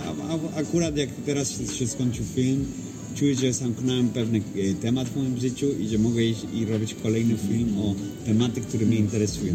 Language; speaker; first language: Polish; non-native, fluent; Spanish